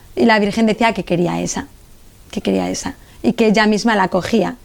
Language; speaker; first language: Spanish; native; Spanish